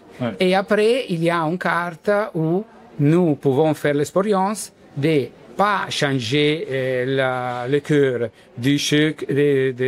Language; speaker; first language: French; non-native, learner; Italian